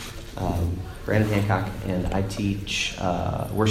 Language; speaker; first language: English; native; English